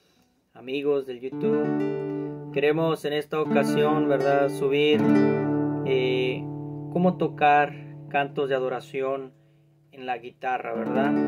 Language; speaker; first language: Spanish; native; Spanish